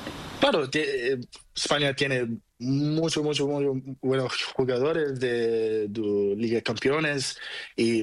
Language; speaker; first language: Spanish; non-native, learner; Portuguese